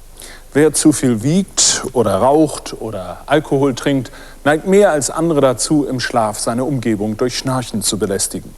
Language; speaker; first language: German; native; German